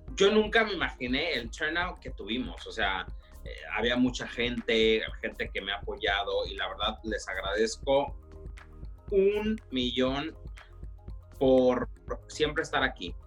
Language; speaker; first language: Spanish; early bilingual, heritage; Spanish